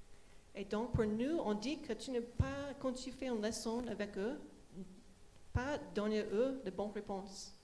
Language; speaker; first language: French; non-native, fluent; English